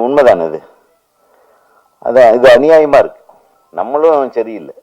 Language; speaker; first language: Tamil; native; Tamil